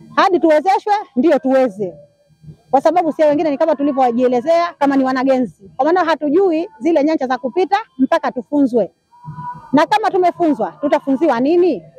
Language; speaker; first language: Swahili; native; Swahili